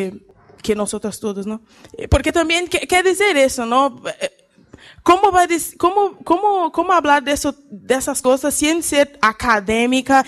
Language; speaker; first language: Portuguese; early bilingual, heritage; Portuguese